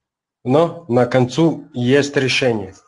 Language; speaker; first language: Russian; non-native, learner; Serbian